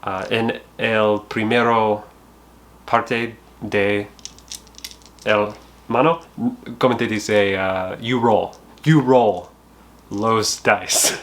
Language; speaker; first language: Spanish; non-native, learner; English